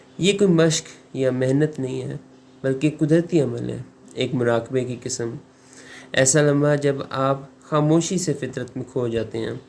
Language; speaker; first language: Urdu; native; Urdu